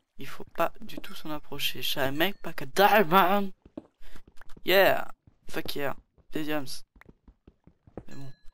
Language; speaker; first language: French; native; French